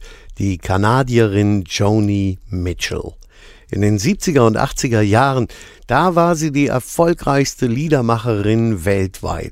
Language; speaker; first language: German; native; German